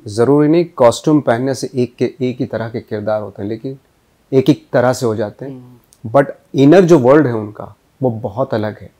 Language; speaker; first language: Hindi; native; Hindi